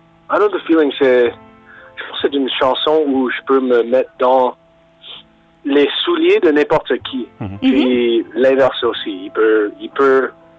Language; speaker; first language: French; non-native, fluent; English